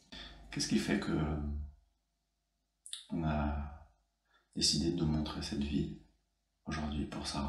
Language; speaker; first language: French; native; French